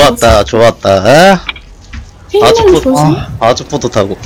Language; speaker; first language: Korean; native; Korean